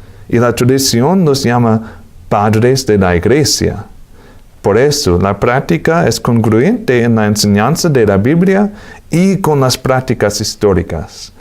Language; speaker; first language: Spanish; non-native, fluent; English